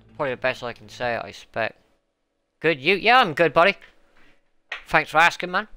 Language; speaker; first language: English; native; English